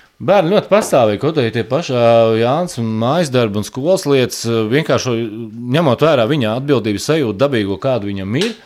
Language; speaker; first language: Latvian; native; Latvian